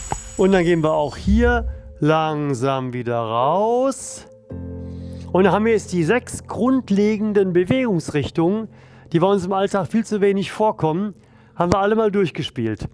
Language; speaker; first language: German; native; German